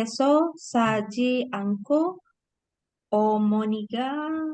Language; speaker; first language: Korean; non-native, learner; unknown